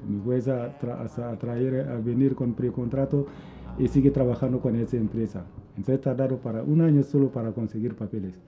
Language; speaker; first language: Spanish; non-native, learner; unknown